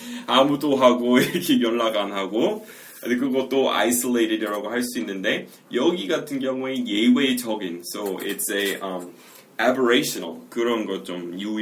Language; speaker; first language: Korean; non-native, fluent; English